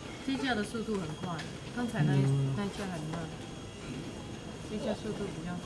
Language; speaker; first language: Chinese; native; Chinese